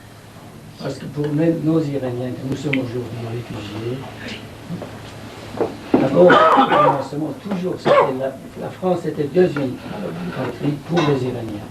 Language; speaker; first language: French; non-native, fluent; Persian